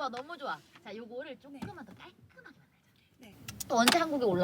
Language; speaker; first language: Korean; native; Korean